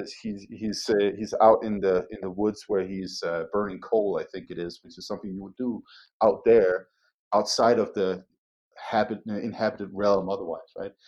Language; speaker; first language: English; non-native, fluent; Danish